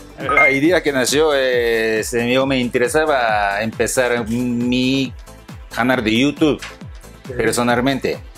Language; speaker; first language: Spanish; non-native, learner; Japanese